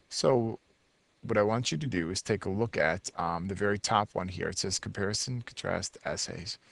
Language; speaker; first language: English; native; English